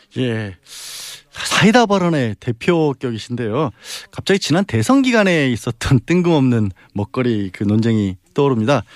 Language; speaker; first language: Korean; native; Korean